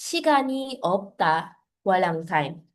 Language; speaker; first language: Korean; non-native, fluent; Filipino